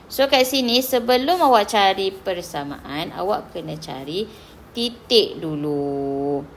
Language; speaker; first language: Malay; native; Malay